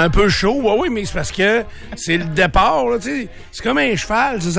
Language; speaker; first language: French; native; French